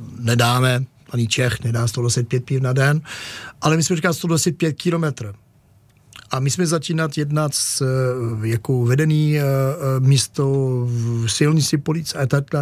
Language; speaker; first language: Czech; non-native, learner; French